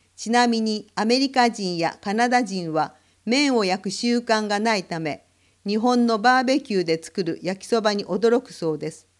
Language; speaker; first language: Japanese; non-native, fluent; English